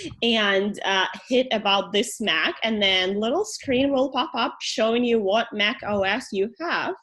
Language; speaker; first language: English; non-native, fluent; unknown